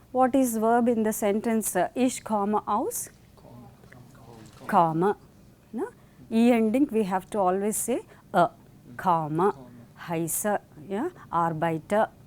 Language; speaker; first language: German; non-native, fluent; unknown